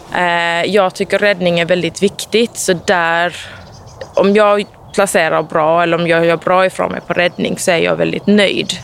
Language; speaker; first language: Swedish; native; Swedish